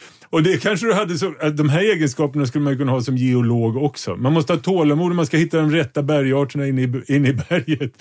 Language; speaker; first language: Swedish; native; Swedish